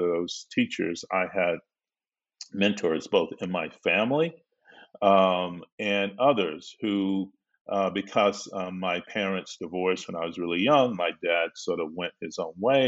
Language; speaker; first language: English; native; English